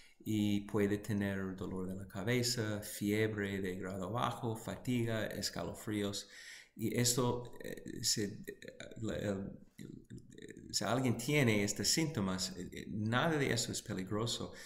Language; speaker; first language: Spanish; non-native, fluent; English